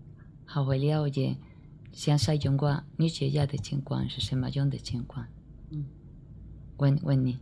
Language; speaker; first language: Chinese; non-native, learner; Spanish